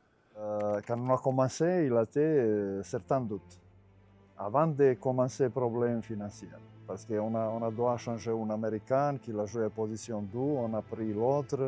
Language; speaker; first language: French; non-native, learner; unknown